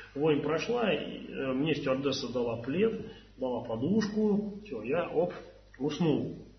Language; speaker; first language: Russian; native; Russian